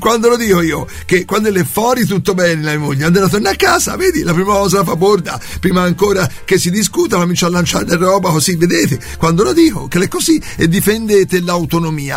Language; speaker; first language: Italian; native; Italian